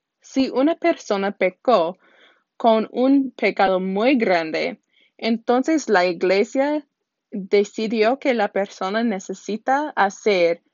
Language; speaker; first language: Spanish; non-native, learner; English